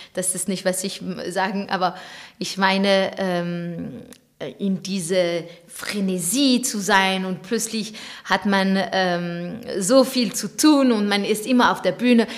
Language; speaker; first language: German; non-native, fluent; French